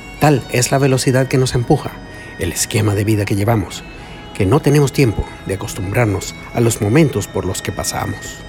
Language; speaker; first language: Spanish; native; Spanish